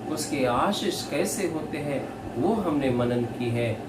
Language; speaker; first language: Hindi; non-native, local second language; Kannada